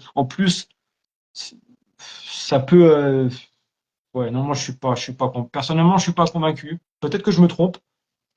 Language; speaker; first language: French; native; French